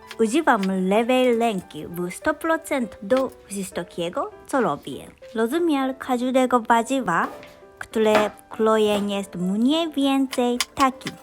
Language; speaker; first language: Polish; non-native, learner; Japanese